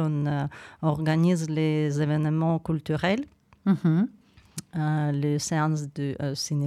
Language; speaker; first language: French; non-native, learner; Ukrainian